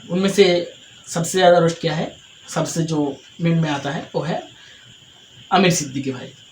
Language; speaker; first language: Hindi; non-native, local second language; Bangla